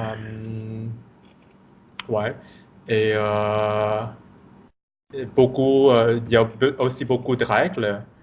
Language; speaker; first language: French; non-native, fluent; Vietnamese